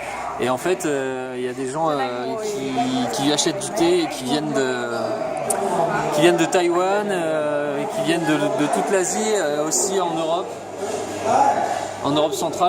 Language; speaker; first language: French; native; French